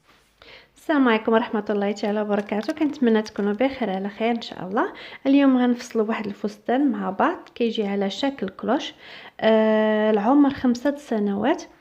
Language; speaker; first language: Arabic; native; Arabic